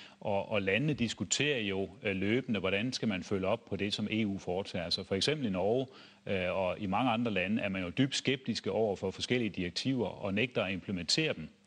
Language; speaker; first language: Danish; native; Danish